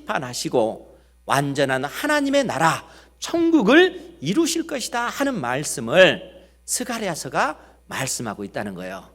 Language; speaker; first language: Korean; native; Korean